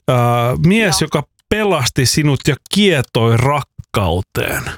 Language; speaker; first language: Finnish; native; Finnish